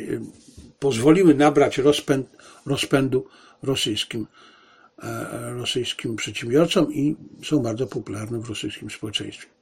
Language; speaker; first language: Polish; native; Polish